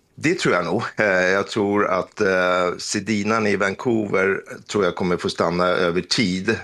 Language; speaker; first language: Swedish; native; Swedish